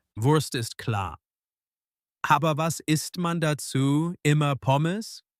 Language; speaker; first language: German; non-native, fluent; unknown